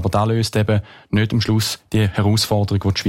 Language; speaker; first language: German; native; German